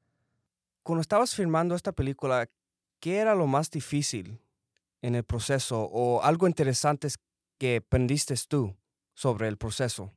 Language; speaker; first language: Spanish; early bilingual, heritage; Spanish